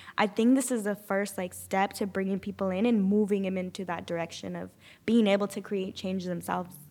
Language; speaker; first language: English; native; English